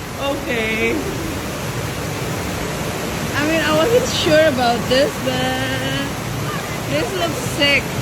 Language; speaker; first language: English; non-native, fluent; Indonesian